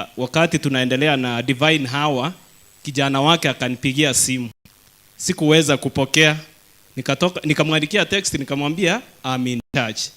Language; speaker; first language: Swahili; non-native, local second language; Gusii